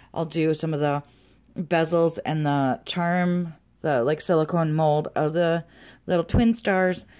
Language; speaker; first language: English; native; English